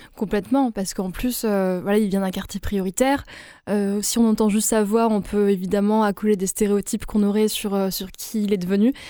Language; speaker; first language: French; non-native, local second language; Arabic